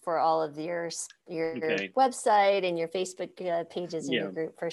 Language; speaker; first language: English; native; English